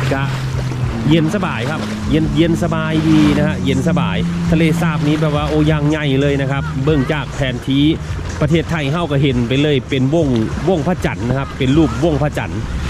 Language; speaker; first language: Thai; non-native, local second language; Lao